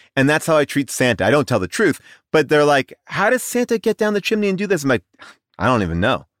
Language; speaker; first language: English; native; English